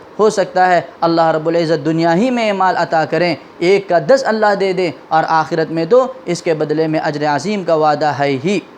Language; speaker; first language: Urdu; non-native, local second language; Konkani